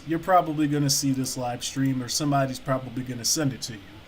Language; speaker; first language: English; native; English